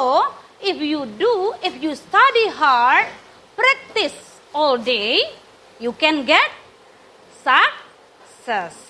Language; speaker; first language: English; non-native, learner; Indonesian